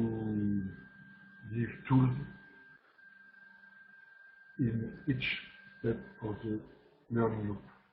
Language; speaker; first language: English; non-native, learner; French